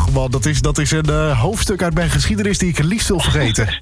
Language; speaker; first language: Dutch; native; Dutch